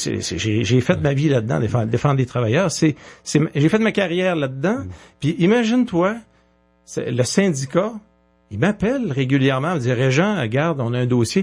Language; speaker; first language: French; native; French